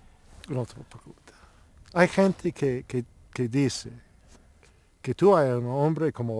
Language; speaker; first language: Spanish; non-native, learner; English